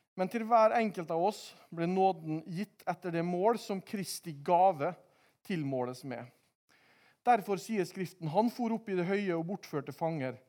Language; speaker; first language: Norwegian; native; Norwegian